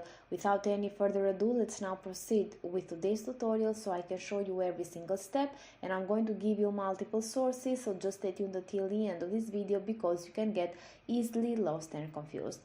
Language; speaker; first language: English; non-native, fluent; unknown